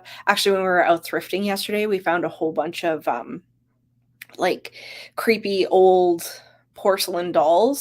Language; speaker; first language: English; native; English